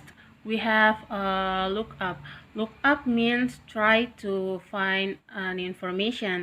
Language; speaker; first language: English; non-native, learner; Indonesian